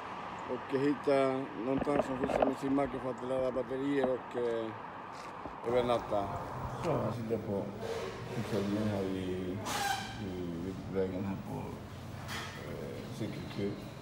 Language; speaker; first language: Swedish; non-native, learner; Spanish